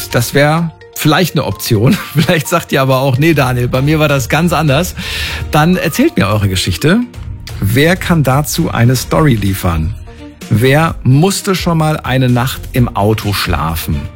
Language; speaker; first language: German; native; German